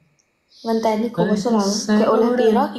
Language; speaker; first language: Vietnamese; non-native, learner; Javanese